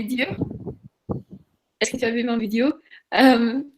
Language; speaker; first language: French; non-native, learner; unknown